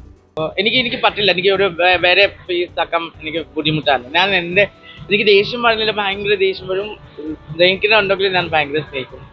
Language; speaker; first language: Malayalam; non-native, learner; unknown